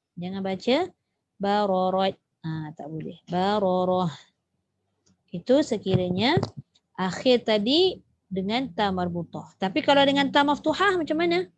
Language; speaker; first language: Malay; native; Malay